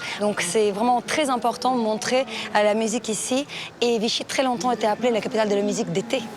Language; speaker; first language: French; non-native, fluent; Ukrainian